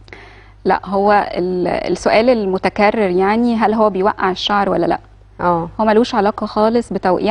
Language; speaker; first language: Arabic; native; Arabic